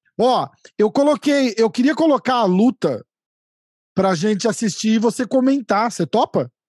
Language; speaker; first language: Portuguese; native; Portuguese